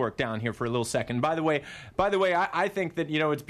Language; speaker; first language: English; native; English